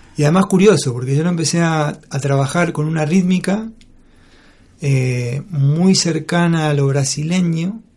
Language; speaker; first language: Spanish; native; Spanish